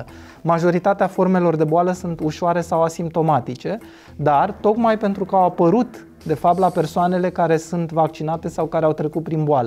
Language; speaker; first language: Romanian; native; Romanian